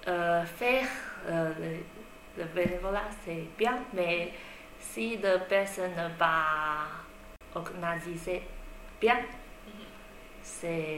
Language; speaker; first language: French; non-native, learner; Chinese